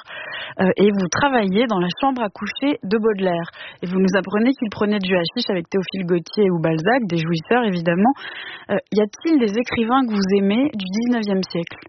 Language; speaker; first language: French; native; French